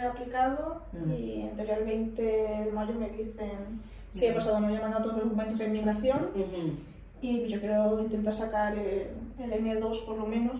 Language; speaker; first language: Spanish; native; Spanish